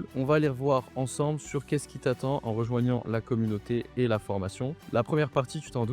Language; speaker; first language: French; native; French